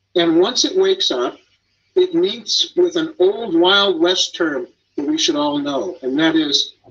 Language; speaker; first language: English; native; English